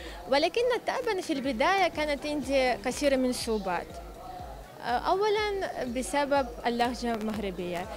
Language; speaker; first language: Arabic; non-native, fluent; Ukrainian